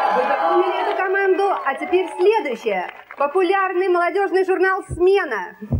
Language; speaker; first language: Russian; native; Russian